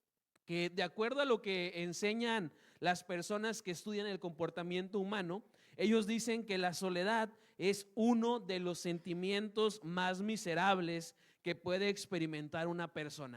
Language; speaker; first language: Spanish; native; Spanish